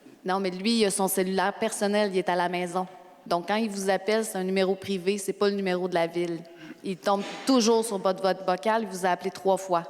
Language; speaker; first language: French; native; French